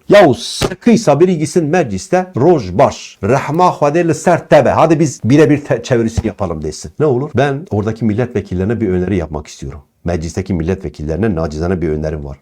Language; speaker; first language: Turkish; non-native, local second language; Kurdish